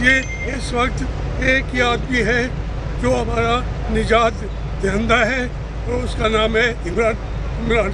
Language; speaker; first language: Urdu; native; Urdu